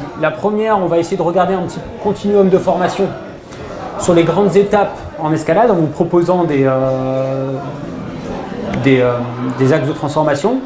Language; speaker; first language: French; native; French